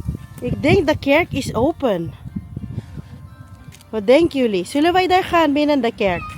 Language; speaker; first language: Dutch; non-native, learner; Filipino